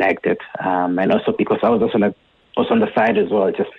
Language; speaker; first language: English; non-native, local second language; Zulu